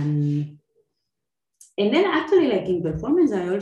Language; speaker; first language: English; non-native, fluent; Spanish